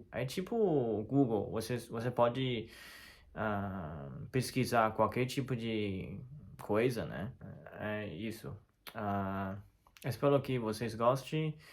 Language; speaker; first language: Portuguese; non-native, fluent; Chinese